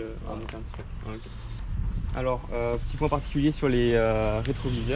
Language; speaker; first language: French; native; French